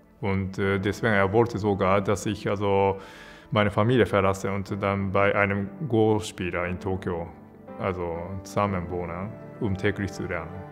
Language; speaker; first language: German; non-native, fluent; Japanese